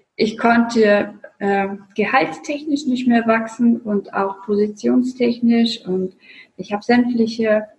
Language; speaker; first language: German; non-native, fluent; Russian